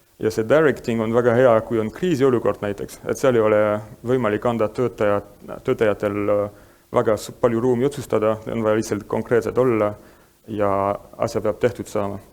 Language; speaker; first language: Estonian; non-native, fluent; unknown